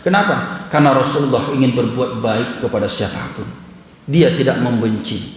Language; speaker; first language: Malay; non-native, local second language; Minangkabau